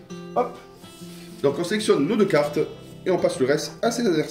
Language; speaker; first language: French; native; French